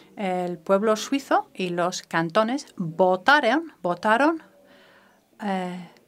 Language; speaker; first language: Spanish; non-native, fluent; French